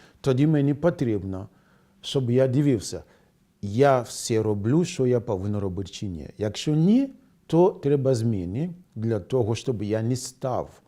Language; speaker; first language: Ukrainian; non-native, fluent; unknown